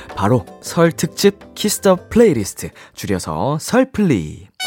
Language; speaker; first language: Korean; native; Korean